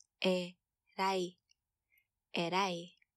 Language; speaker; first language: Japanese; non-native, fluent; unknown